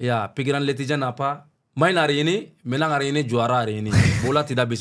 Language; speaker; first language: Indonesian; non-native, learner; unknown